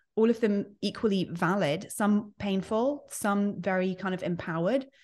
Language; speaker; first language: English; native; English